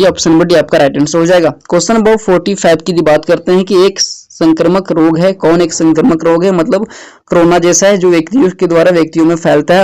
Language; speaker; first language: Hindi; native; Hindi